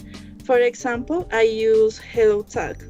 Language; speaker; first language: English; non-native, learner; Spanish